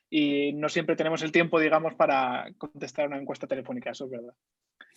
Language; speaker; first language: Spanish; native; Spanish